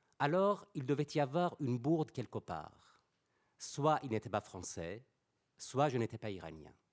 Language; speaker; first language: French; non-native, fluent; Persian